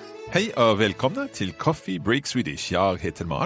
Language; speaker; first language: Swedish; non-native, learner; English